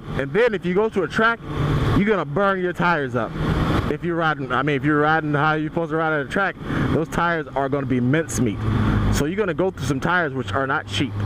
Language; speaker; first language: English; native; English